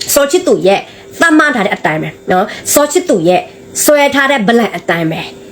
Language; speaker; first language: Burmese; non-native, local second language; Karen languages